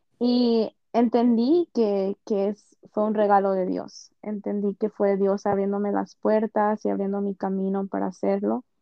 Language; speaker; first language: Spanish; early bilingual, heritage; Spanish